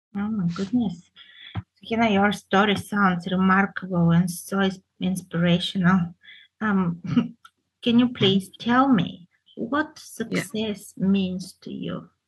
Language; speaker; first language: English; non-native, fluent; Bulgarian